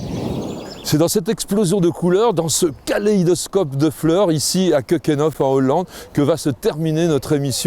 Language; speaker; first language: French; native; French